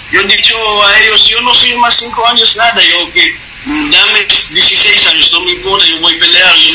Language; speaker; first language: Spanish; non-native, learner; Hebrew